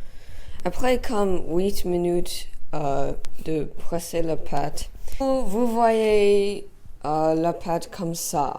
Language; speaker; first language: French; non-native, learner; English